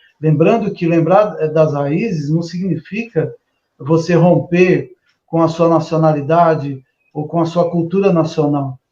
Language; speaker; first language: Portuguese; native; Portuguese